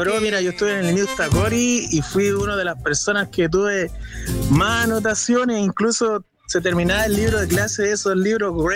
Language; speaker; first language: Spanish; native; Spanish